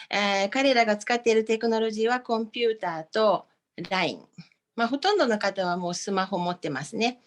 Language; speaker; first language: Japanese; non-native, fluent; Finnish